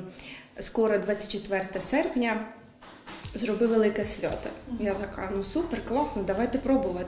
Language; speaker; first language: Ukrainian; native; Ukrainian